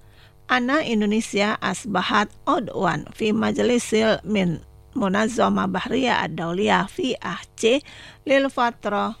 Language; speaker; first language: Arabic; non-native, fluent; Indonesian